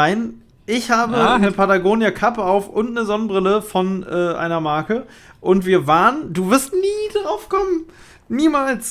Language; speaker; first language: German; native; German